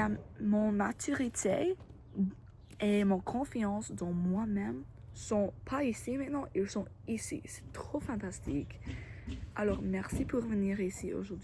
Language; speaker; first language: French; non-native, learner; English